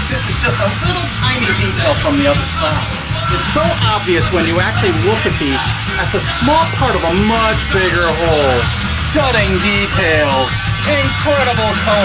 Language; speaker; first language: English; native; English